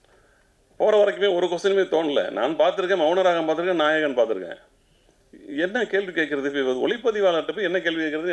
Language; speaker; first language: Tamil; native; Tamil